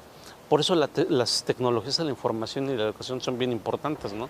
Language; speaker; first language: Spanish; native; Spanish